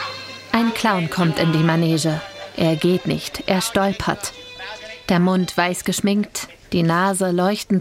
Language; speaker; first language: German; native; German